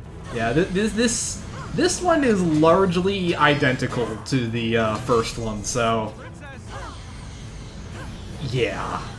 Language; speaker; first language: English; native; English